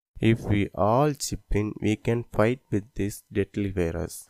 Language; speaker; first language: English; non-native, local second language; Tamil